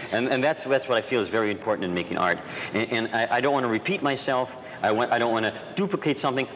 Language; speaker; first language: English; native; English